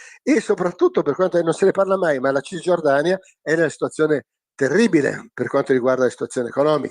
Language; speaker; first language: Italian; native; Italian